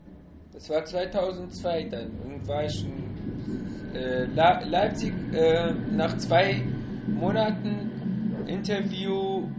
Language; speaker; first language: German; non-native, fluent; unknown